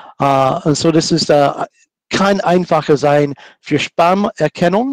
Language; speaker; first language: German; non-native, fluent; English